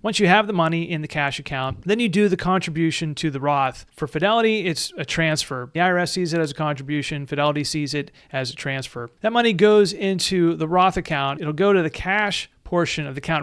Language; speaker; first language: English; native; English